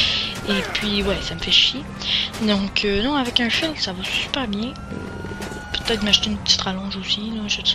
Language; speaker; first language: French; native; French